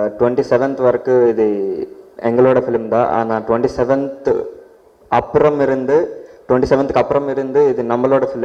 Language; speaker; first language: Tamil; non-native, learner; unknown